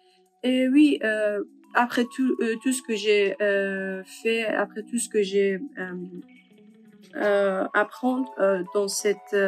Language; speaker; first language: French; non-native, learner; Persian